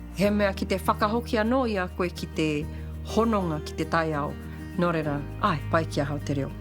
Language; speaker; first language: Māori; non-native, learner; Indonesian